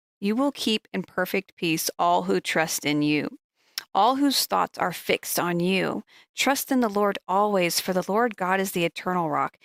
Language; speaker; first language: English; native; English